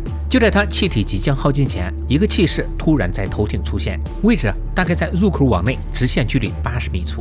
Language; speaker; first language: Chinese; native; Chinese